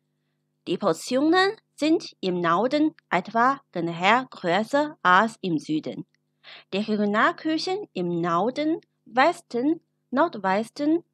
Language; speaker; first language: German; non-native, fluent; Chinese